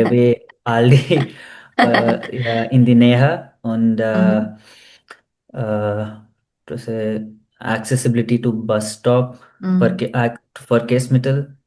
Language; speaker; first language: German; non-native, learner; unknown